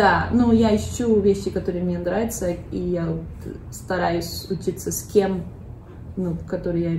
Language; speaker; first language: Russian; early bilingual, heritage; Russian